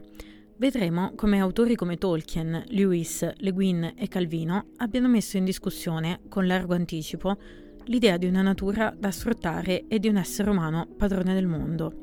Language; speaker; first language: Italian; native; Italian